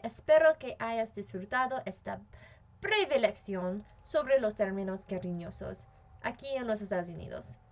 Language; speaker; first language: Spanish; non-native, fluent; English